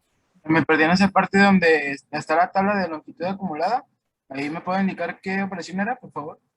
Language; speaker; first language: Spanish; native; Spanish